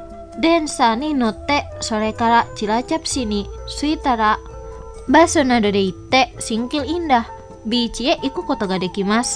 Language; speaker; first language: Japanese; non-native, fluent; Indonesian